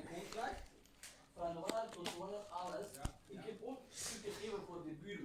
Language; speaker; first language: Dutch; non-native, learner; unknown